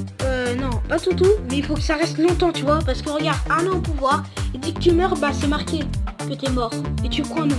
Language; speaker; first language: French; native; French